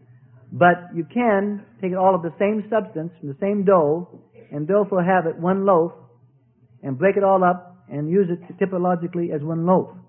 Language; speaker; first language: English; native; English